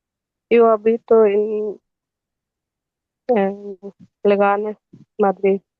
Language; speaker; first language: Italian; non-native, learner; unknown